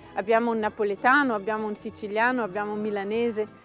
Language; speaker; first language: Italian; non-native, fluent; Danish